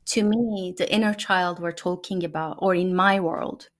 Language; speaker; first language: English; non-native, fluent; Turkish